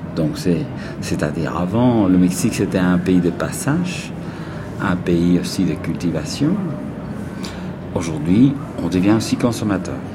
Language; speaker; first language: French; non-native, fluent; Spanish